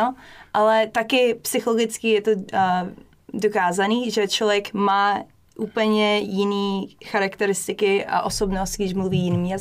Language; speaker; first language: Czech; non-native, fluent; English